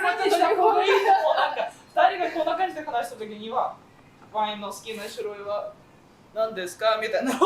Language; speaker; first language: Japanese; non-native, fluent; Russian